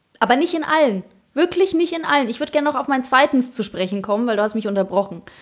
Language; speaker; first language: German; early bilingual, other home language; Polish